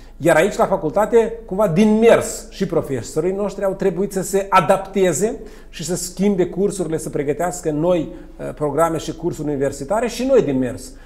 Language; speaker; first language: Romanian; native; Romanian